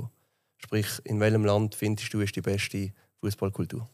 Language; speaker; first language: German; native; German